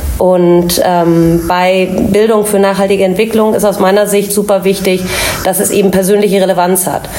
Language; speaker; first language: German; native; German